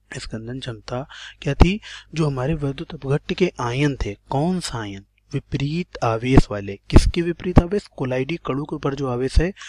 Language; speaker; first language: Hindi; native; Hindi